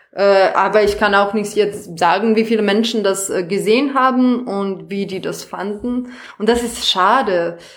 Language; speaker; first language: German; non-native, fluent; Serbian